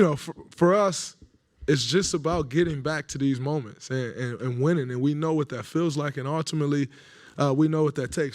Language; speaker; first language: English; native; English